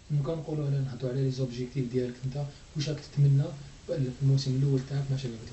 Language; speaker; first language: Arabic; native; Arabic